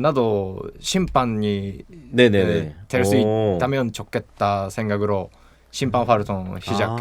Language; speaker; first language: Korean; non-native, fluent; Japanese